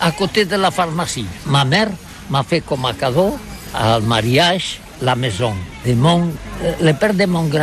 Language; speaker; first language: French; non-native, learner; Catalan